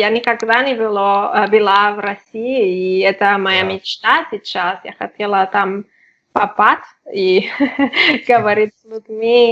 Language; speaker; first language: Russian; non-native, learner; Catalan